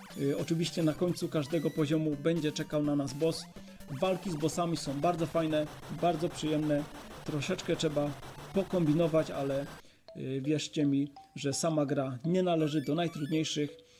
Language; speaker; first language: Polish; native; Polish